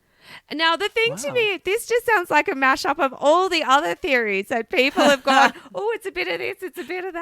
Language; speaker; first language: English; native; English